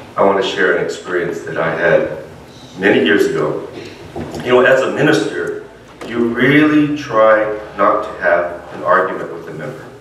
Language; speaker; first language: English; native; English